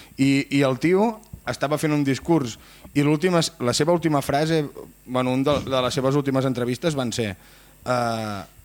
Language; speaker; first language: Catalan; non-native, local second language; Spanish